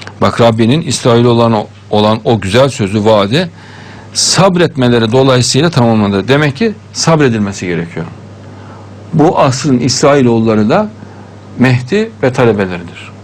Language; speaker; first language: Turkish; native; Turkish